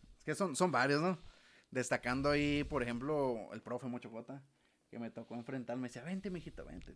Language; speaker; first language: Spanish; native; Spanish